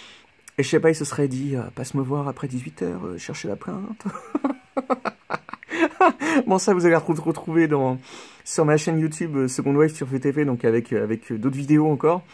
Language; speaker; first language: French; native; French